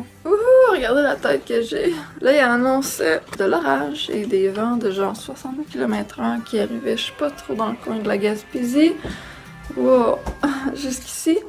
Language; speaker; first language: French; native; French